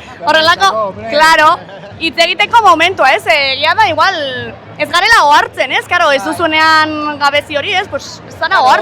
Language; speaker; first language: Basque; native; Basque